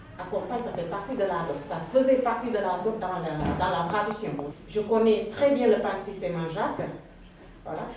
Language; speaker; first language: French; non-native, local second language; Wolof